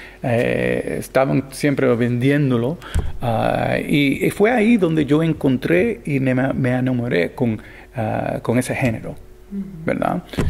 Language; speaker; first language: Spanish; early bilingual, heritage; Spanish